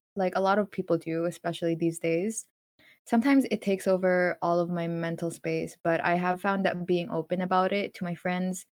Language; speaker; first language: English; non-native, local second language; Filipino